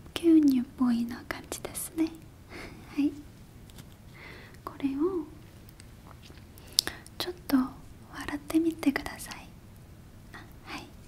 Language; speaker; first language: Japanese; non-native, fluent; Korean